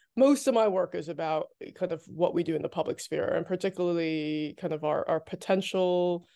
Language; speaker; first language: English; native; English